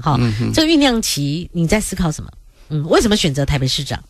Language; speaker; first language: Chinese; native; Chinese